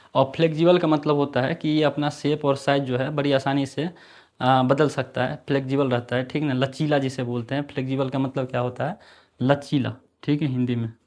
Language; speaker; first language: Hindi; native; Hindi